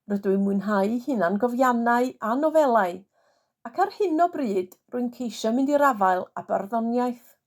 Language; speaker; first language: Welsh; non-native, fluent; English